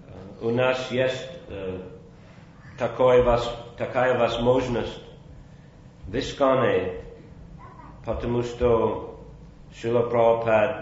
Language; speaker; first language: Russian; non-native, fluent; English